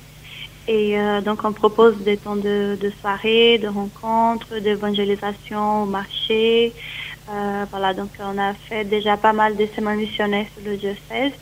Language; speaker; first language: French; non-native, fluent; Portuguese